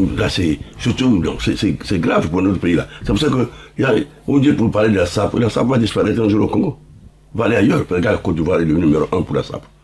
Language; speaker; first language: French; non-native, local second language; Lingala